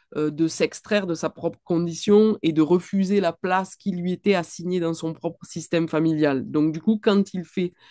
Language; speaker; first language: French; native; French